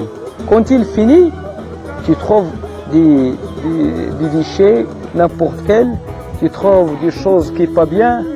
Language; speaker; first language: French; non-native, learner; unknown